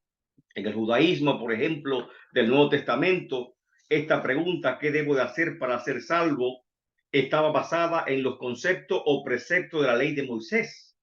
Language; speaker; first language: Spanish; native; Spanish